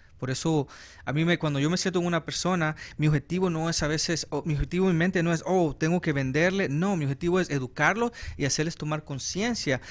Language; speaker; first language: Spanish; native; Spanish